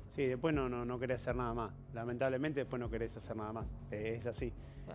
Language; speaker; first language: Spanish; native; Spanish